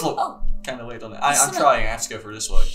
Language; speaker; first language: English; native; English